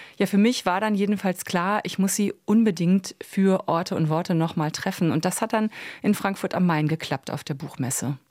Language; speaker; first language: German; native; German